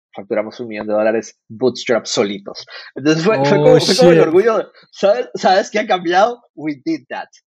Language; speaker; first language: Spanish; native; Spanish